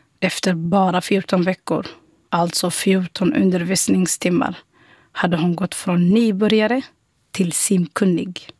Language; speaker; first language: Swedish; non-native, fluent; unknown